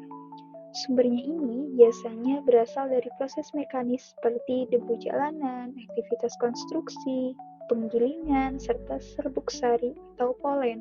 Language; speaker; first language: Indonesian; native; Indonesian